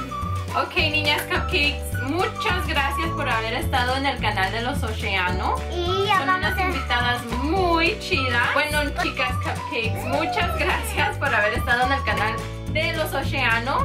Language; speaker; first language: Spanish; early bilingual, heritage; Spanish